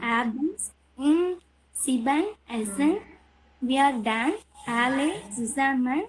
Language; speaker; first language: German; non-native, learner; Tamil